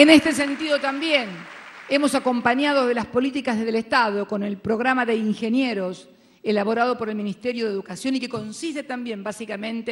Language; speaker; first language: Spanish; native; Spanish